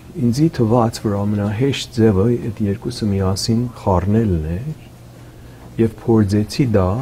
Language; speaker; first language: Armenian; early bilingual, heritage; Armenian